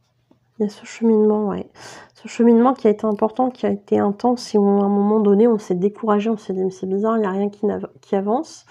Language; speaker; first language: French; native; French